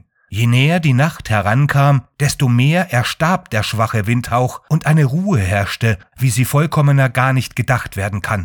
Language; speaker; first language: German; native; German